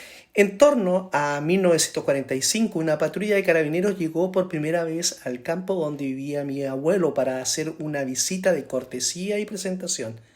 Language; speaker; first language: Spanish; native; Spanish